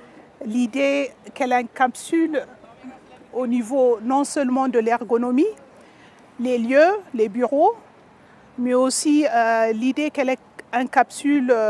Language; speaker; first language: French; non-native, fluent; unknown